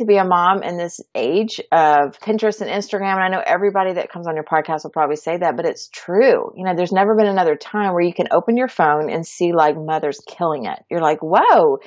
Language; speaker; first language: English; native; English